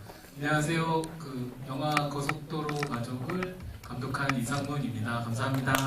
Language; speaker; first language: Korean; native; Korean